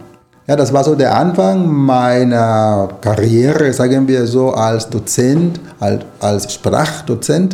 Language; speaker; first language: German; non-native, fluent; Spanish